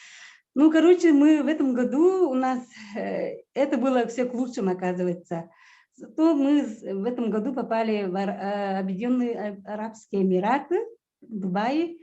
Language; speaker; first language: Russian; non-native, local second language; Yakut